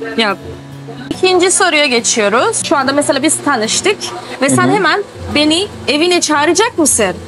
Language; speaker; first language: Turkish; early bilingual, heritage; Turkish